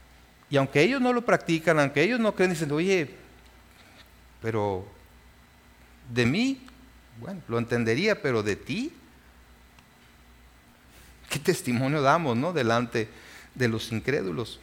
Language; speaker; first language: Spanish; native; Spanish